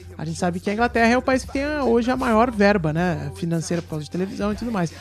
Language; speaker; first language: Portuguese; native; Portuguese